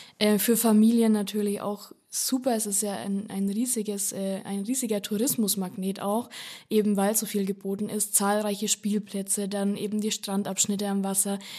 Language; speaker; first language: German; native; German